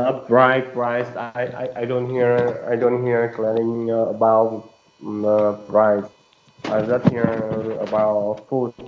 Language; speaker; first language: English; non-native, learner; Vietnamese